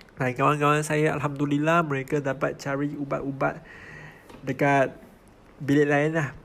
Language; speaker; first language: Malay; non-native, local second language; Chinese